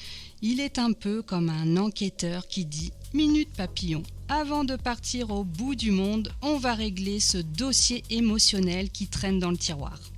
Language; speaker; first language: French; native; French